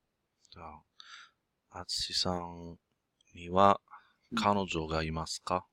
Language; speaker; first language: Japanese; non-native, learner; English